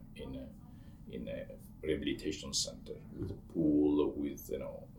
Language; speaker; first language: English; non-native, fluent; Italian